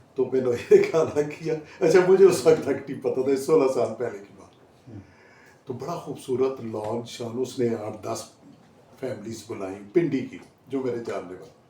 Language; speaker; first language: Urdu; non-native, local second language; Punjabi